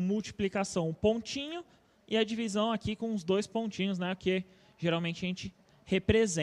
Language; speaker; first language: Portuguese; native; Portuguese